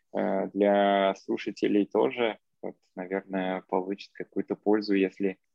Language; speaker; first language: Russian; non-native, local second language; Armenian